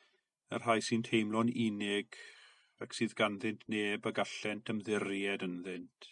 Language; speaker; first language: Welsh; native; Welsh